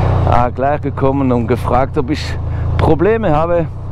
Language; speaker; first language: German; native; German